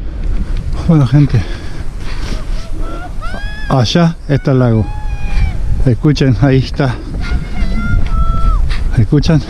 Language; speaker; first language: Spanish; native; Spanish